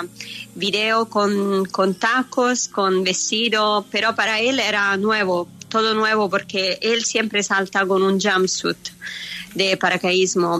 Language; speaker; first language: Spanish; non-native, fluent; Italian